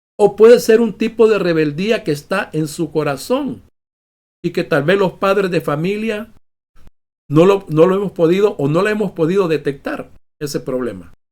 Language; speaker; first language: Spanish; native; Spanish